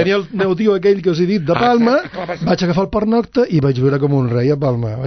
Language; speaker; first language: Catalan; non-native, local second language; Spanish